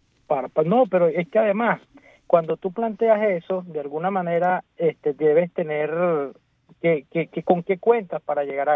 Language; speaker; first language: Spanish; native; Spanish